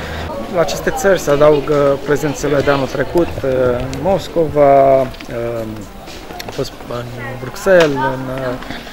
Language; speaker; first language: Romanian; native; Romanian